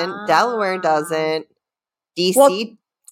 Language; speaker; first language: English; native; English